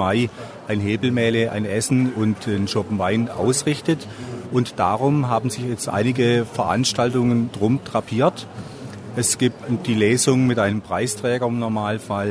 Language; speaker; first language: German; native; German